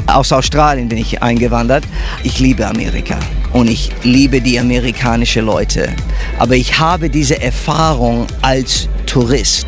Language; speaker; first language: German; non-native, fluent; English